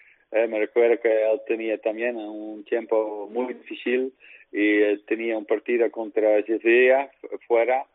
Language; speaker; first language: Spanish; non-native, learner; Dutch